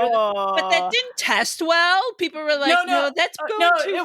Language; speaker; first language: English; native; English